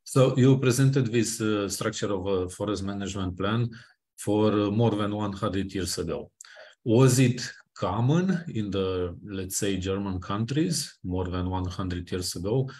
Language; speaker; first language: English; non-native, fluent; Romanian